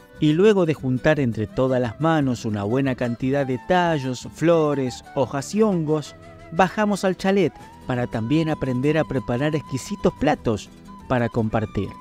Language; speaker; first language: Spanish; native; Spanish